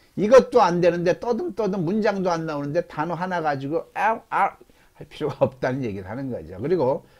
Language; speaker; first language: Korean; native; Korean